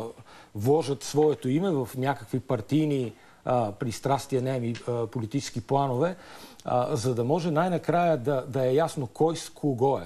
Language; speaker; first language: Bulgarian; native; Bulgarian